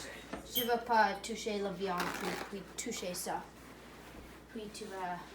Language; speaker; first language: French; non-native, learner; English